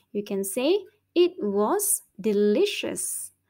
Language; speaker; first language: English; non-native, local second language; Malay